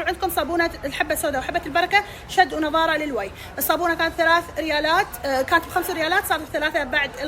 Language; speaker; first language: Arabic; native; Arabic